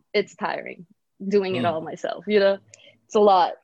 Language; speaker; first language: English; early bilingual, other home language; Bulgarian